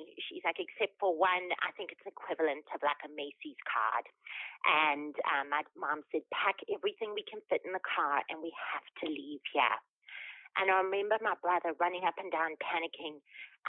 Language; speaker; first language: English; native; English